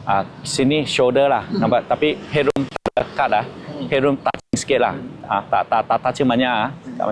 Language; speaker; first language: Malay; non-native, local second language; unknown